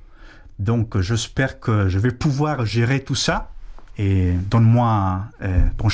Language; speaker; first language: French; non-native, fluent; Spanish